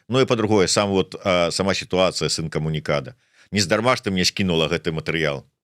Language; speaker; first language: Belarusian; non-native, local second language; Russian